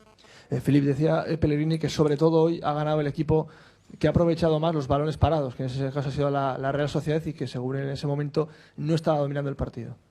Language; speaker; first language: Spanish; native; Spanish